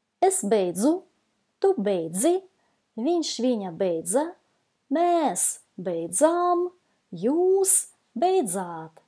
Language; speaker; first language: Latvian; non-native, local second language; Russian